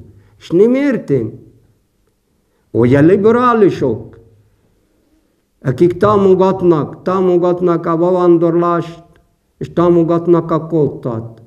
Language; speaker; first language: Hungarian; non-native, fluent; Arabic